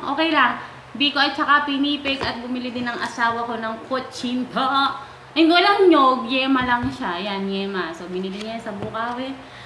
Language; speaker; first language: Filipino; native; Filipino